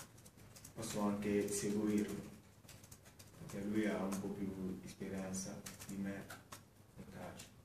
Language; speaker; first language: Italian; non-native, fluent; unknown